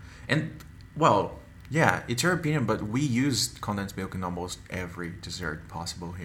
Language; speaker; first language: English; non-native, fluent; Portuguese